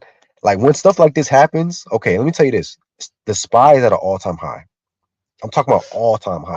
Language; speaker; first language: English; native; English